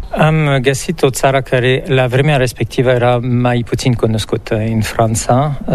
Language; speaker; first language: Romanian; non-native, fluent; French